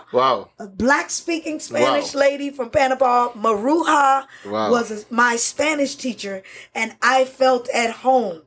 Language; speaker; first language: English; early bilingual, other home language; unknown